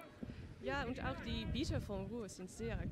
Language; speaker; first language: German; non-native, learner; Dutch